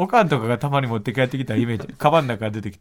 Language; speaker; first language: Japanese; native; Japanese